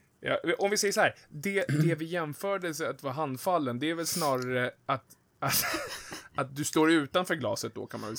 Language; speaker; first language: Swedish; native; Swedish